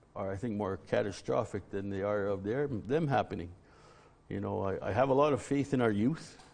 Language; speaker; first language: English; native; English